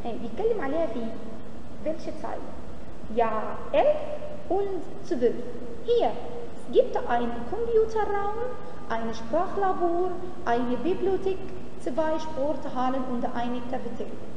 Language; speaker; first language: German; non-native, fluent; Arabic